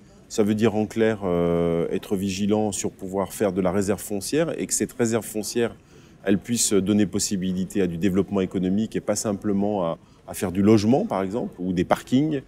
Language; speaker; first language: French; native; French